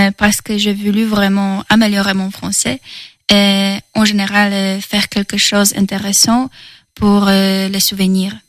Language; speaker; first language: French; non-native, fluent; Polish